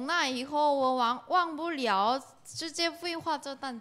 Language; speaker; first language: Chinese; non-native, learner; Korean